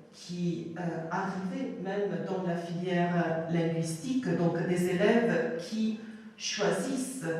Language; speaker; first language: French; non-native, fluent; Italian